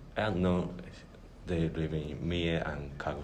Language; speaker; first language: English; non-native, learner; Japanese